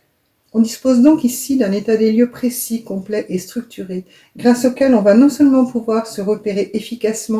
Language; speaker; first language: French; native; French